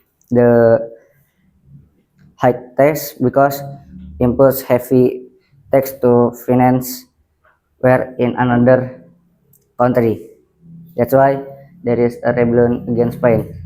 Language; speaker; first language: English; non-native, learner; Indonesian